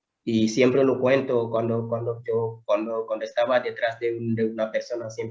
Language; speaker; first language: Spanish; non-native, fluent; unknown